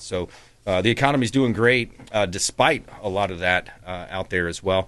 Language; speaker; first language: English; native; English